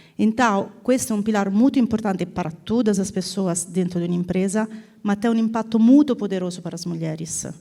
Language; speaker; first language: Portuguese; non-native, learner; Italian